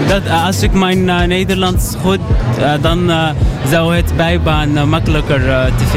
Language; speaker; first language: Dutch; non-native, learner; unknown